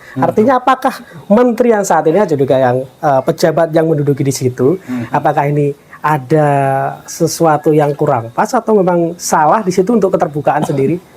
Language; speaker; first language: Indonesian; non-native, local second language; Javanese